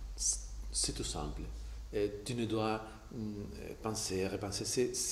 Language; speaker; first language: French; non-native, fluent; Spanish